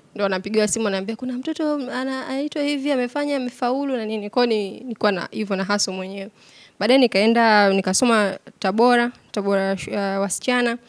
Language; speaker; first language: Swahili; native; Swahili